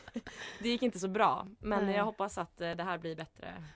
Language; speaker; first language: Swedish; native; Swedish